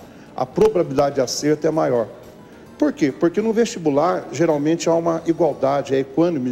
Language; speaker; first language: Portuguese; native; Portuguese